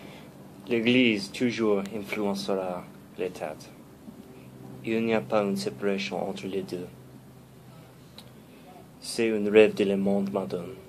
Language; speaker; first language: French; non-native, learner; English